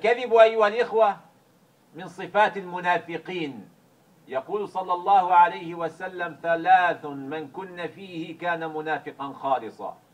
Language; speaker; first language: Arabic; native; Arabic